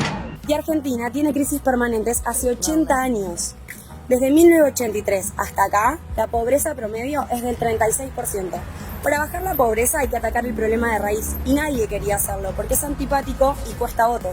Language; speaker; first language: Spanish; native; Spanish